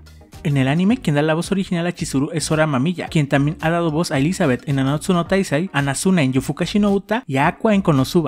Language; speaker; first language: Spanish; native; Spanish